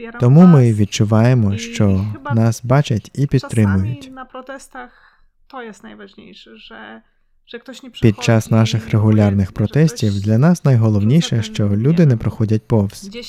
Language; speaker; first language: Ukrainian; non-native, fluent; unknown